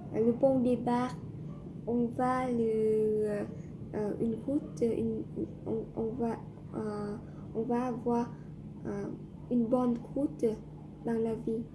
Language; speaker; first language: French; non-native, learner; Vietnamese